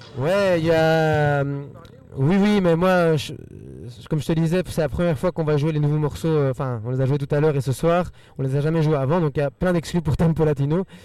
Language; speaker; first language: French; early bilingual, other home language; Spanish